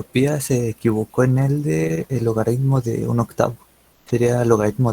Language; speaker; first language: Spanish; native; Spanish